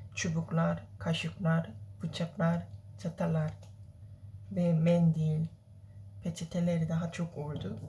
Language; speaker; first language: Turkish; non-native, learner; Korean